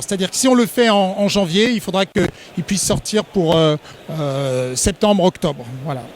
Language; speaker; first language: French; native; French